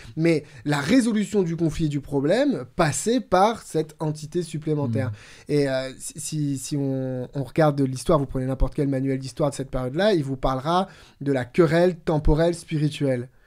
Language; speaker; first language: French; native; French